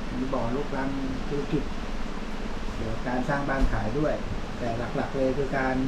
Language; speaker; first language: Thai; native; Thai